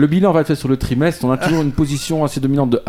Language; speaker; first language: French; native; French